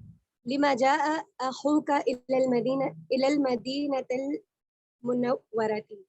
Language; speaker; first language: Arabic; non-native, learner; Urdu